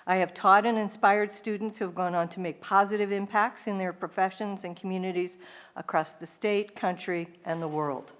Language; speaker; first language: English; native; English